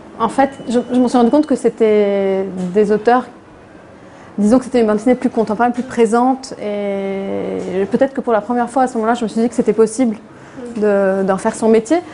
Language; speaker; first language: French; non-native, local second language; Arabic